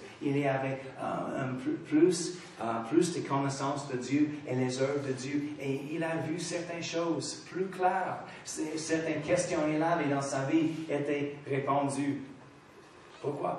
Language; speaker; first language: French; non-native, fluent; English